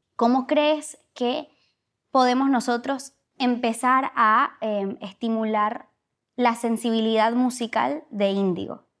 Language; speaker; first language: Spanish; early bilingual, heritage; Spanish